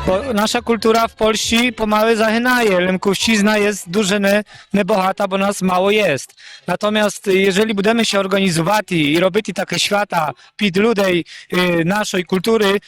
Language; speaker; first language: Polish; non-native, local second language; Rusyn